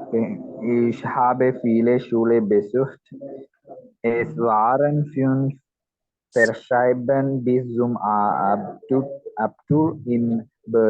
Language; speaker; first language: German; non-native, learner; Malayalam